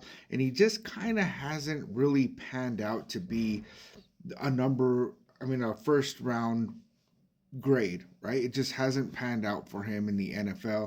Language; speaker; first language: English; native; English